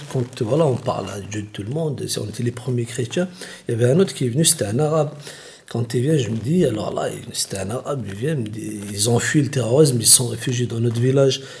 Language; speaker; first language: French; non-native, local second language; Kabyle